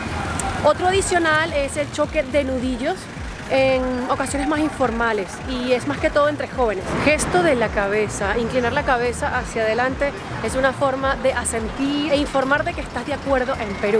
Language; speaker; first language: Spanish; native; Spanish